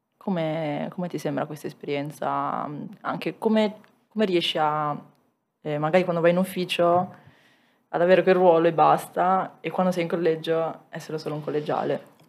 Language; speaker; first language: Italian; native; Italian